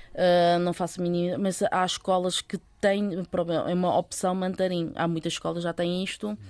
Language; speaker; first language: Portuguese; early bilingual, other home language; Chinese